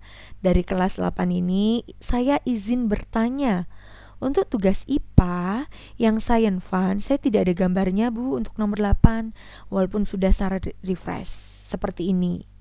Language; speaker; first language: Indonesian; native; Indonesian